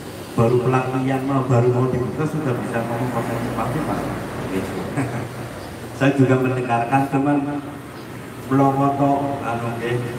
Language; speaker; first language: Indonesian; native; Indonesian